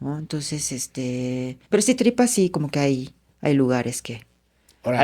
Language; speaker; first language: Spanish; non-native, fluent; Japanese